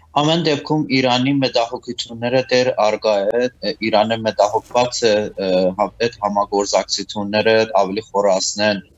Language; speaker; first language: Armenian; early bilingual, heritage; Armenian